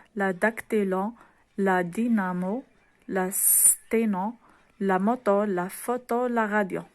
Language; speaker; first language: French; non-native, local second language; Arabic